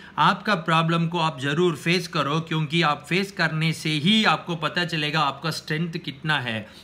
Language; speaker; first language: Hindi; non-native, local second language; Tamil